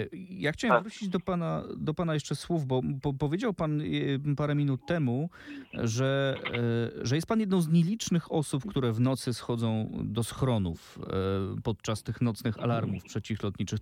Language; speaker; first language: Polish; native; Polish